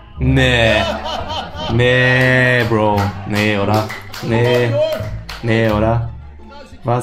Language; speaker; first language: German; native; German